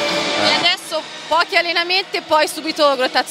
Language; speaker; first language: Italian; native; Italian